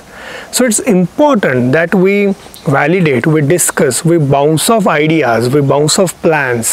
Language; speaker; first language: English; non-native, local second language; Marathi